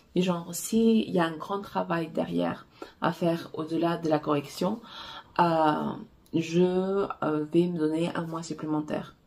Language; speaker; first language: French; non-native, fluent; Portuguese